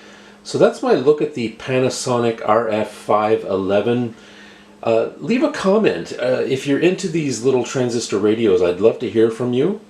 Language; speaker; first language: English; native; English